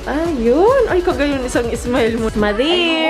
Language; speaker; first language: Filipino; early bilingual, heritage; Filipino